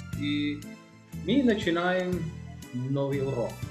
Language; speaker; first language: Russian; non-native, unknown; Filipino